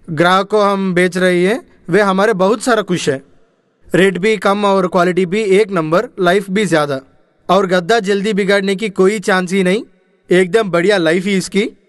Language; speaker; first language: Hindi; non-native, local second language; Telugu